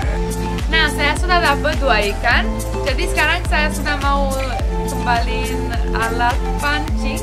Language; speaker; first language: Indonesian; non-native, fluent; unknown